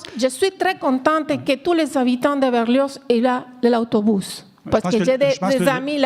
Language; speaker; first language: French; non-native, learner; Spanish